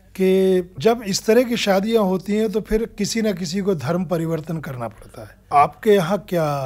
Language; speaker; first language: Hindi; native; Hindi